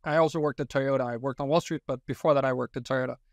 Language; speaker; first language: English; non-native, fluent; Danish